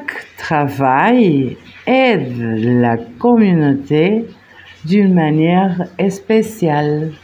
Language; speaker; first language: French; non-native, fluent; Spanish